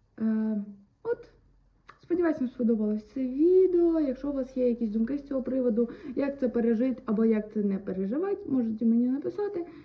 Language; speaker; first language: Ukrainian; native; Ukrainian